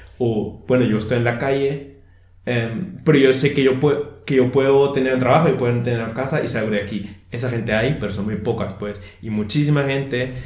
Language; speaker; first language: Spanish; non-native, fluent; German